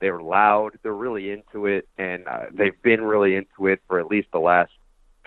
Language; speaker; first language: English; native; English